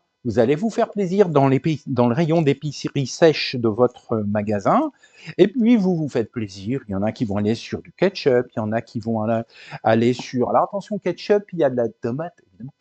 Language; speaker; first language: French; native; French